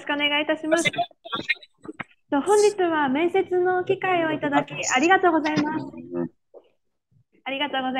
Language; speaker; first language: Japanese; native; Japanese